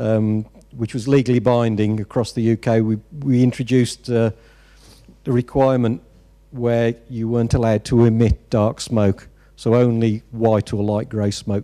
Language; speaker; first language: English; native; English